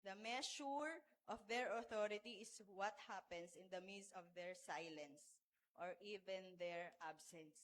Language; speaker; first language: English; non-native, local second language; Filipino